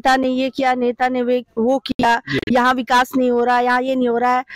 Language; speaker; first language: Hindi; native; Hindi